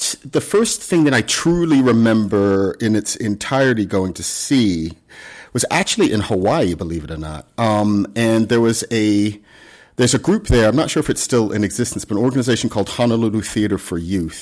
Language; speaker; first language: English; native; English